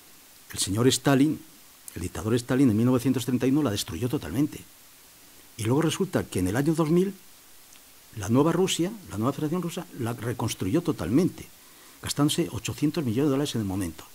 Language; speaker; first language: Spanish; native; Spanish